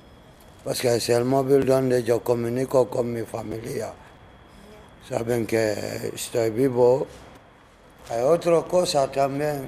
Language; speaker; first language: Spanish; non-native, learner; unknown